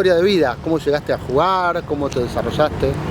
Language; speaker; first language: Spanish; native; Spanish